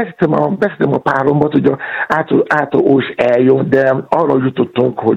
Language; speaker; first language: Hungarian; non-native, fluent; Yoruba